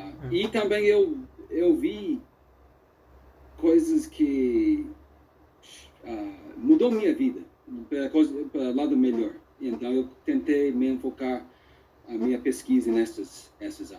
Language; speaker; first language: Portuguese; non-native, fluent; English